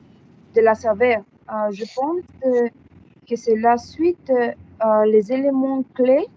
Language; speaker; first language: French; non-native, learner; Spanish